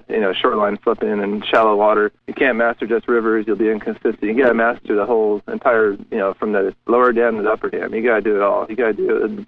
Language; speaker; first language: English; native; English